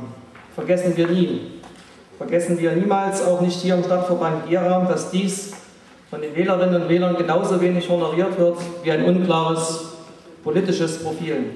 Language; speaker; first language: German; native; German